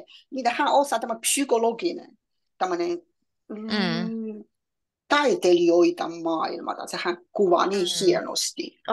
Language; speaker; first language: Finnish; non-native, learner; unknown